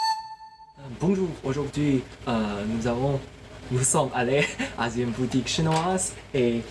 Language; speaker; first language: French; non-native, learner; Chinese